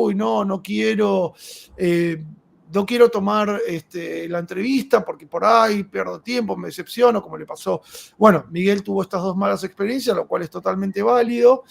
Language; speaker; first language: Spanish; native; Spanish